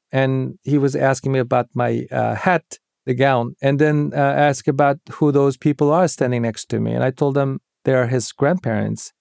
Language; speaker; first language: English; non-native, fluent; Uyghur